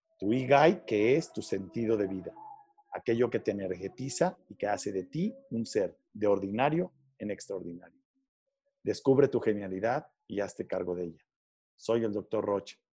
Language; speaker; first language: Spanish; native; Spanish